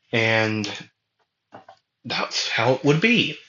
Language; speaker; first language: English; native; English